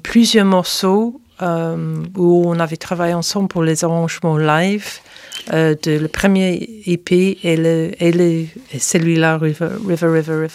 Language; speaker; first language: French; non-native, fluent; English